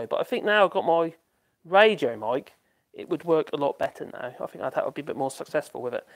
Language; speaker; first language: English; native; English